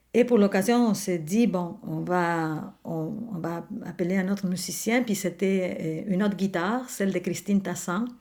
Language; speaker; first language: French; non-native, fluent; Spanish